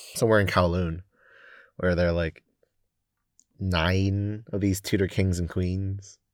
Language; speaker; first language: English; non-native, local second language; Cantonese